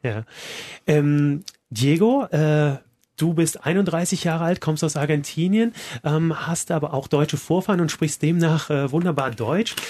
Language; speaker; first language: German; native; German